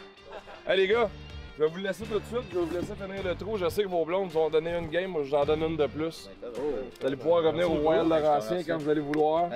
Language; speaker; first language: French; native; French